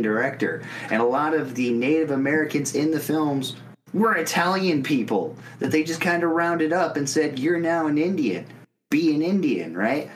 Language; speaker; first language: English; native; English